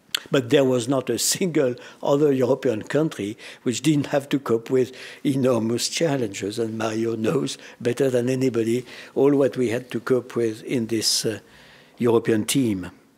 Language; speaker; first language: English; non-native, fluent; French